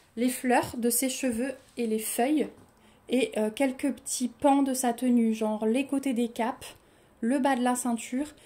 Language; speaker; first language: French; native; French